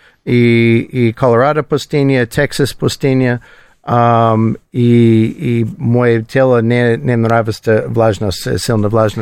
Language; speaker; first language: Russian; non-native, learner; English